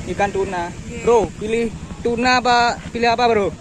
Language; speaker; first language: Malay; non-native, local second language; Javanese